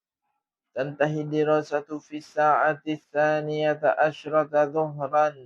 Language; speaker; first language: Arabic; non-native, fluent; Indonesian